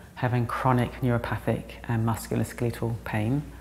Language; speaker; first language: English; native; English